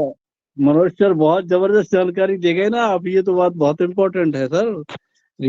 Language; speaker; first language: Hindi; native; Hindi